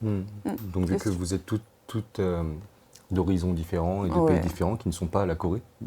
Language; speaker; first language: French; native; French